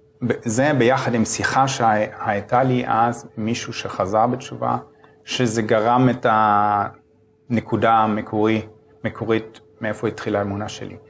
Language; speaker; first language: Hebrew; non-native, fluent; German